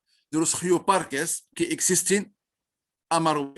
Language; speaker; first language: Spanish; non-native, learner; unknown